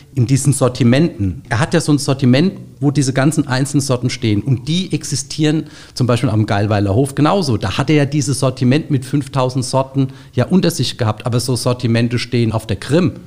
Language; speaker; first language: German; native; German